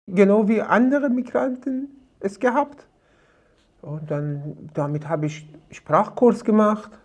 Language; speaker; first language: German; non-native, learner; Persian